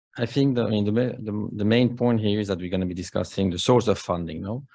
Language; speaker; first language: English; non-native, fluent; Spanish